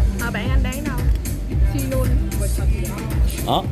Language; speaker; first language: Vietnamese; non-native, learner; Korean